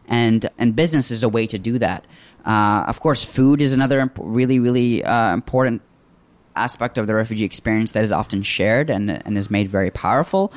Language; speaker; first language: English; early bilingual, other home language; Arabic